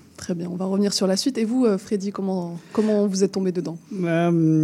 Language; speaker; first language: French; native; French